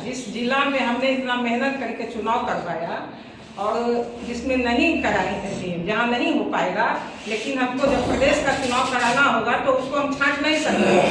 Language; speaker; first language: Hindi; native; Hindi